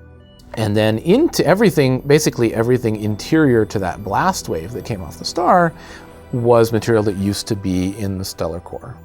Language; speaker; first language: English; native; English